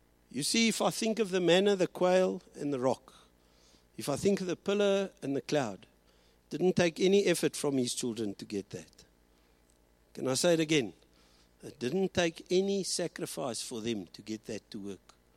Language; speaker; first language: English; early bilingual, other home language; Afrikaans